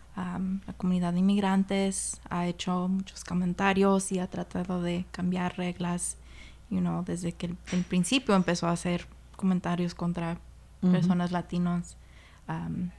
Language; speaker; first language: Spanish; early bilingual, heritage; Spanish